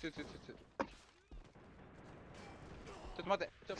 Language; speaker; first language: Japanese; native; Japanese